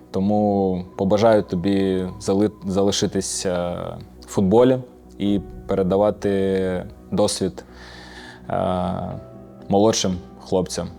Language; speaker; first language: Ukrainian; native; Ukrainian